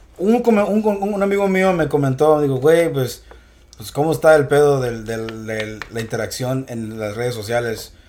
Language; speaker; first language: Spanish; early bilingual, heritage; Spanish